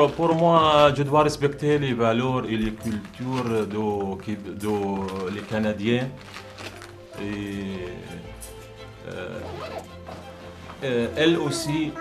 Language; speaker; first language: French; non-native, learner; Arabic